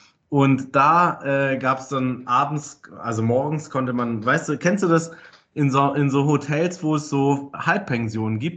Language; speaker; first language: German; native; German